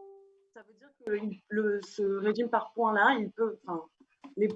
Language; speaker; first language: French; native; French